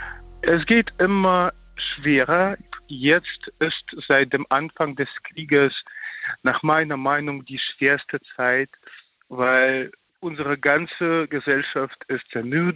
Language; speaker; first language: German; non-native, fluent; Ukrainian